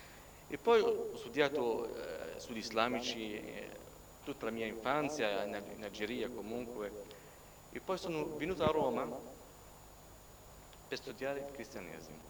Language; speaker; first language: Italian; non-native, fluent; Arabic